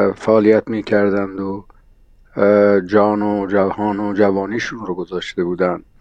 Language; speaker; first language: Persian; native; Persian